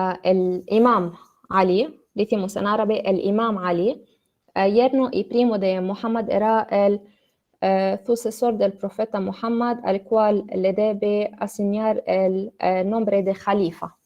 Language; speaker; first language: Spanish; non-native, learner; Arabic